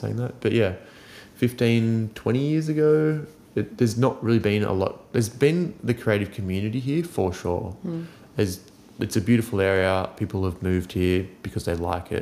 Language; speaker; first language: English; native; English